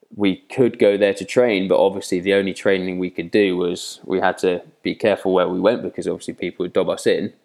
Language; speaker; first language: English; native; English